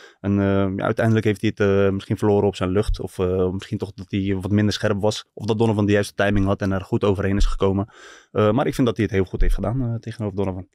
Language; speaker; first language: Dutch; early bilingual, other home language; Turkish